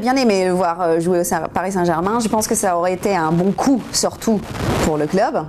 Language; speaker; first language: French; non-native, fluent; English